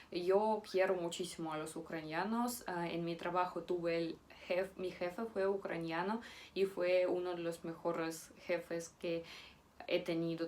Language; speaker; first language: Spanish; non-native, fluent; Russian